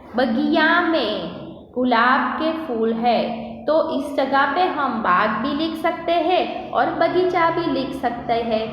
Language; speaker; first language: Hindi; non-native, local second language; Gujarati